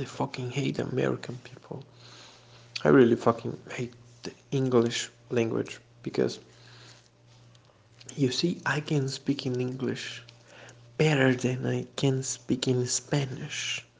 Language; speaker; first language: English; non-native, fluent; Portuguese